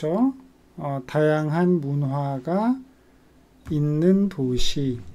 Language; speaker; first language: Korean; native; Korean